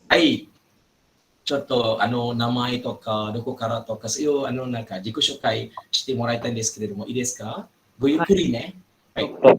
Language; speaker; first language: Japanese; non-native, fluent; Malay